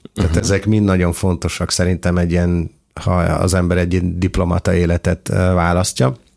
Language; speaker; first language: Hungarian; early bilingual, other home language; Italian